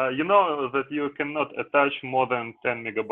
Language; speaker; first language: English; non-native, learner; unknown